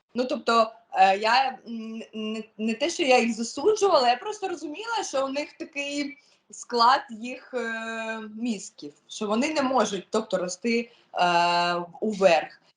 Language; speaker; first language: Ukrainian; non-native, local second language; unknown